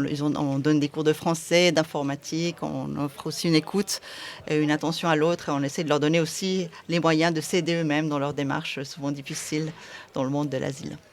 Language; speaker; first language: French; native; French